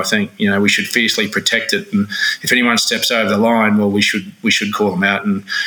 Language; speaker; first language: English; native; English